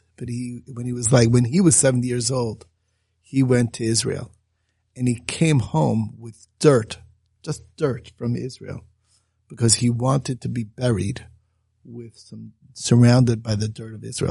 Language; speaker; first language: English; native; English